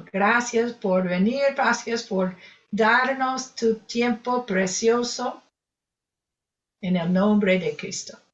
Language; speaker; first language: Spanish; non-native, fluent; English